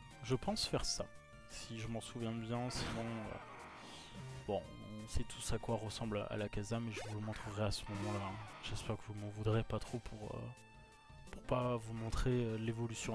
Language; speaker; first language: French; native; French